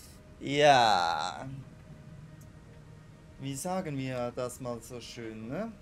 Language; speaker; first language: German; native; German